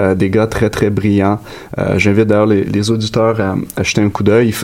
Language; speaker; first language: French; native; French